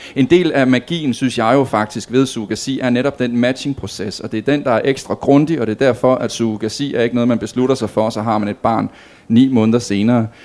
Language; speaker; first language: Danish; native; Danish